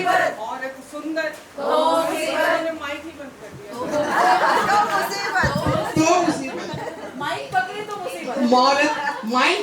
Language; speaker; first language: Hindi; non-native, local second language; Maithili